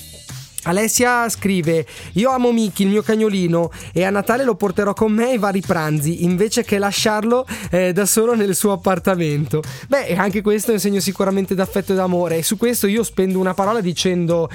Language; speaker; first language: Italian; native; Italian